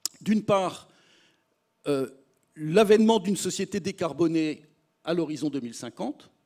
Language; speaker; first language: French; native; French